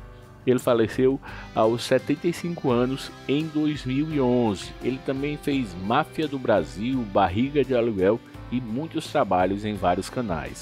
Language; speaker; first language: Portuguese; native; Portuguese